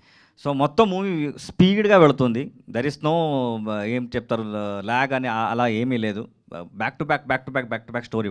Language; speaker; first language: Telugu; non-native, learner; Kannada